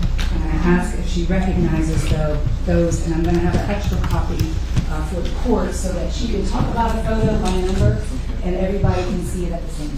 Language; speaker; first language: English; native; English